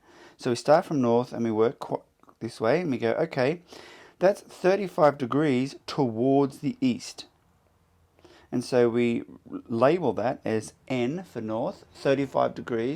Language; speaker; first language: English; native; English